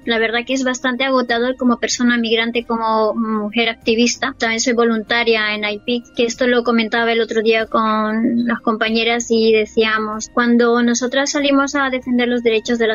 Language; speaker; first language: Spanish; native; Spanish